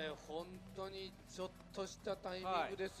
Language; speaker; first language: Japanese; native; Japanese